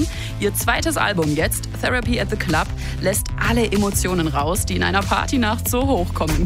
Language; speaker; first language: German; native; German